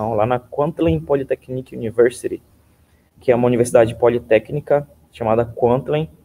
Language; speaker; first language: Portuguese; native; Portuguese